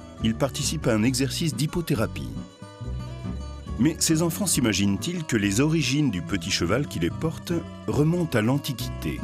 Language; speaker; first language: French; native; French